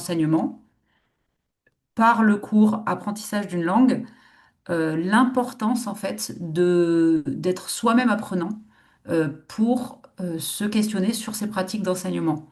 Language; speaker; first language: French; native; French